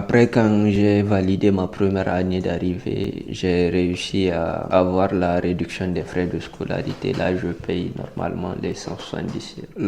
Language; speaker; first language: French; non-native, local second language; Hausa